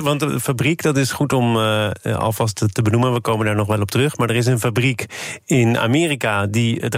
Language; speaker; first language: Dutch; native; Dutch